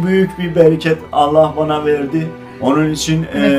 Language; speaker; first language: Turkish; non-native, fluent; Azerbaijani